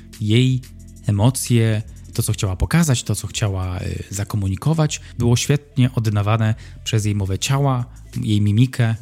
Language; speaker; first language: Polish; native; Polish